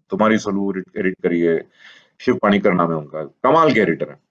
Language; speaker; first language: Hindi; native; Hindi